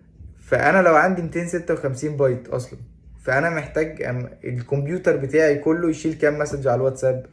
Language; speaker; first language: Arabic; native; Arabic